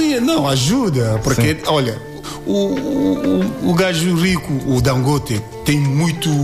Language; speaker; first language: Portuguese; non-native, learner; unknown